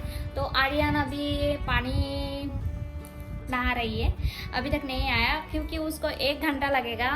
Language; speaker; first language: Hindi; non-native, local second language; Bangla